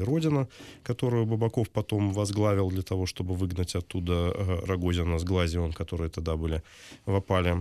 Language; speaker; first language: Russian; native; Russian